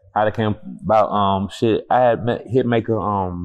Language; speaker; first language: English; native; English